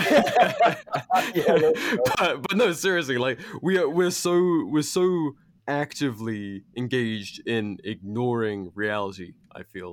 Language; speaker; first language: English; native; English